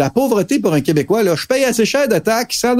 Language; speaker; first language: French; native; French